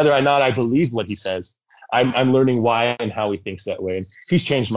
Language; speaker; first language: English; native; English